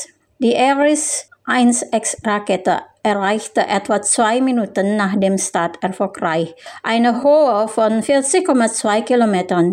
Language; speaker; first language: German; non-native, fluent; Indonesian